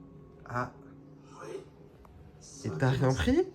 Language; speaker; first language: French; native; French